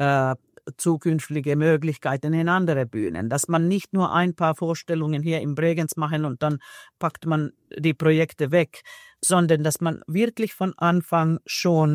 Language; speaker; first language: German; non-native, fluent; Finnish